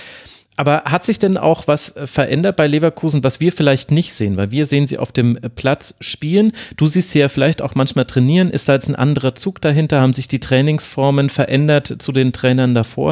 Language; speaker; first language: German; native; German